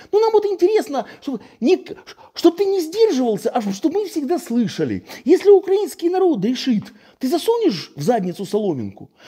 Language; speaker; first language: Russian; native; Russian